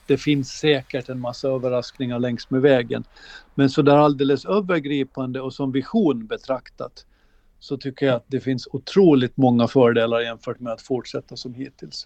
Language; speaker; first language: Swedish; native; Swedish